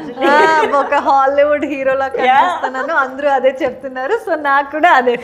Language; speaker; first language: Telugu; non-native, learner; Kannada